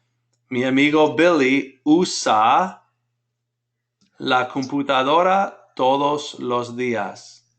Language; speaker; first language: Spanish; non-native, fluent; English